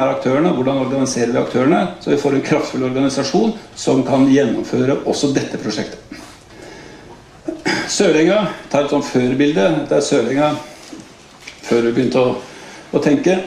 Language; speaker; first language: Norwegian; native; Norwegian